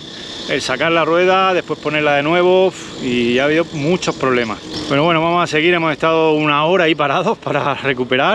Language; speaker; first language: Spanish; native; Spanish